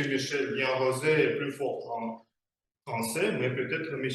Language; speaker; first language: French; non-native, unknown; Russian